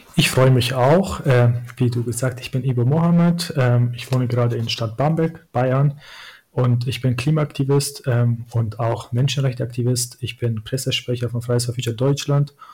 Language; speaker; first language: German; non-native, fluent; Kurdish